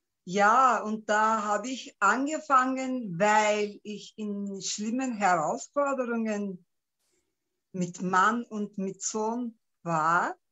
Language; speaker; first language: German; non-native, local second language; Turkish